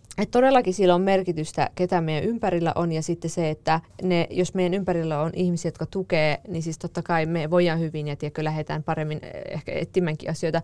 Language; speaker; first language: Finnish; early bilingual, other home language; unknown